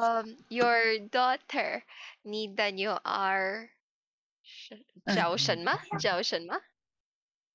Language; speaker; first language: Chinese; non-native, learner; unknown